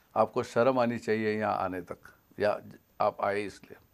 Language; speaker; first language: Hindi; non-native, local second language; Marathi